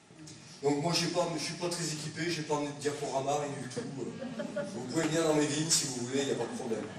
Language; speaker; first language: French; native; French